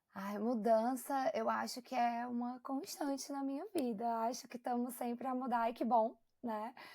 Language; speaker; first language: Portuguese; native; Portuguese